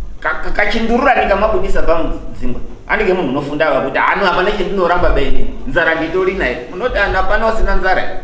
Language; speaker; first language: Shona; native; Shona